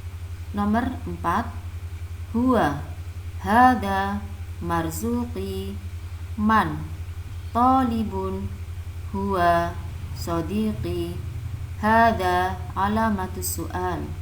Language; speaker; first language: Arabic; non-native, fluent; Indonesian